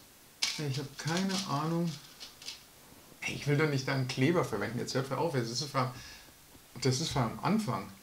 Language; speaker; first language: German; native; German